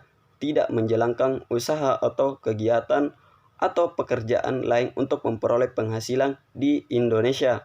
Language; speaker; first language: Indonesian; native; Indonesian